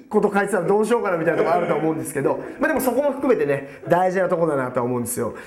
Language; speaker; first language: Japanese; native; Japanese